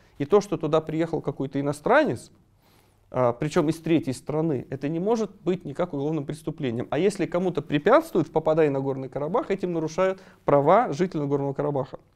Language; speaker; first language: Russian; native; Russian